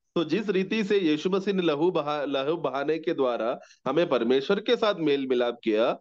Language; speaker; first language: Hindi; non-native, local second language; Malayalam